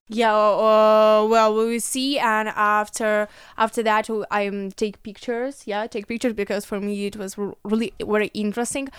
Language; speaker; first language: English; non-native, learner; Ukrainian